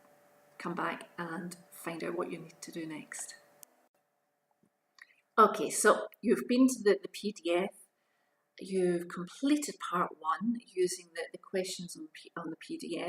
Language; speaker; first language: English; native; English